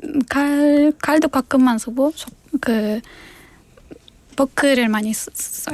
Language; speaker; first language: Korean; non-native, fluent; Kyrgyz